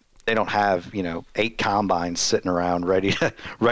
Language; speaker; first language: English; native; English